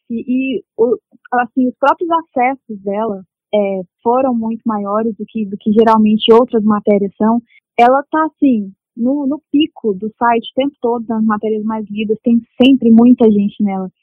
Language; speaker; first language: Portuguese; native; Portuguese